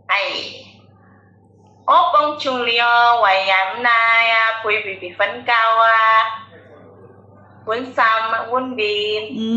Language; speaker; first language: Cantonese; non-native, learner; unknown